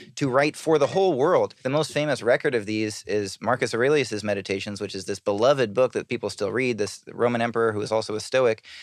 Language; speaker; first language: English; native; English